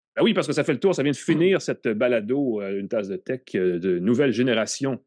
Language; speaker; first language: French; native; French